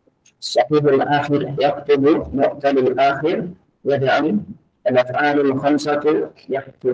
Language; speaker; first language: Arabic; non-native, learner; Indonesian